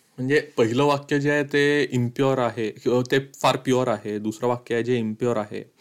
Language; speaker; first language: Marathi; early bilingual, heritage; Marathi